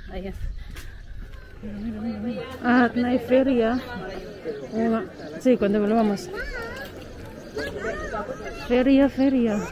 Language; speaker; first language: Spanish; non-native, learner; Filipino